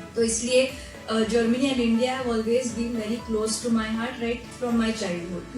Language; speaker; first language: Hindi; non-native, local second language; Marathi